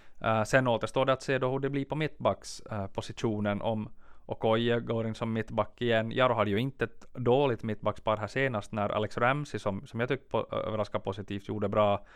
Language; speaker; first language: Swedish; native; Swedish